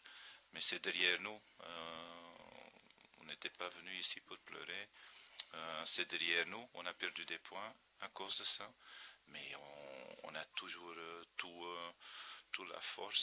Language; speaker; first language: French; non-native, fluent; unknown